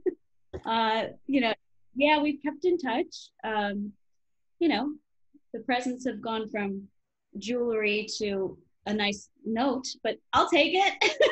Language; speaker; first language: English; native; English